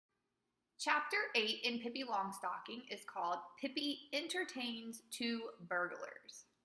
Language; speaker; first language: English; native; English